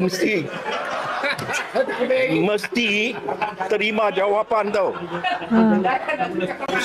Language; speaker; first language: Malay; non-native, local second language; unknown